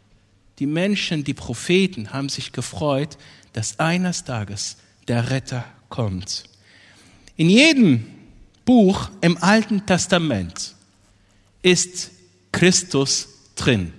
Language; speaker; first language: German; non-native, fluent; Arabic